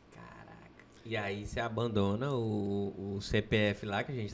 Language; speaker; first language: Portuguese; native; Portuguese